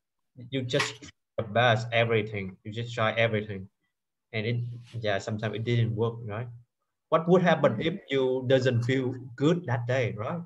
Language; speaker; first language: English; non-native, fluent; Vietnamese